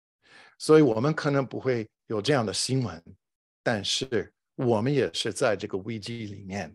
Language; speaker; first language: Chinese; non-native, fluent; English